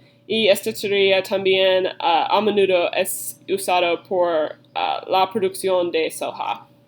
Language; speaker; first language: Spanish; non-native, learner; English